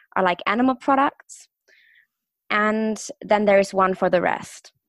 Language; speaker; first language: English; non-native, fluent; German